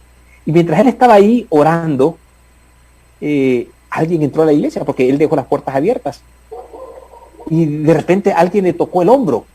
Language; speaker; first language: Spanish; native; Spanish